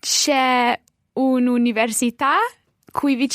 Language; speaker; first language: Italian; non-native, learner; English